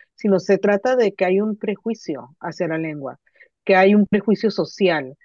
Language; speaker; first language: Spanish; native; Spanish